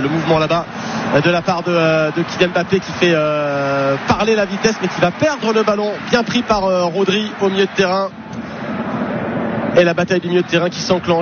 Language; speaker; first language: French; native; French